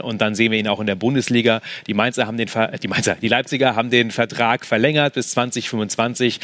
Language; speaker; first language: German; native; German